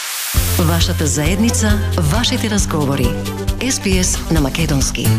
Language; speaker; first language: Macedonian; native; Macedonian